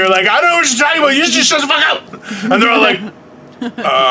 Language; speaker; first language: English; native; English